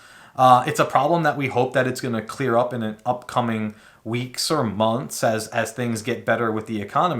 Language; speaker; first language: English; native; English